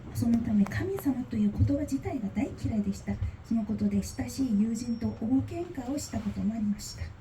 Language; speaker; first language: Japanese; non-native, fluent; Korean